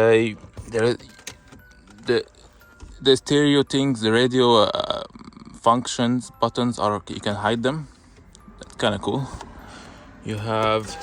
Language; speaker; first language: English; non-native, fluent; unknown